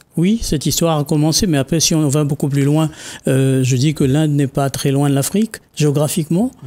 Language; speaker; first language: French; non-native, local second language; Réunion Creole French